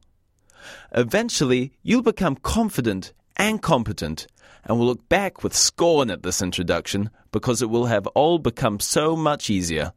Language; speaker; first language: English; native; English